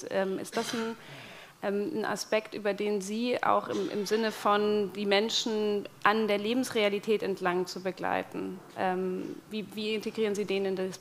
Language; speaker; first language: German; native; German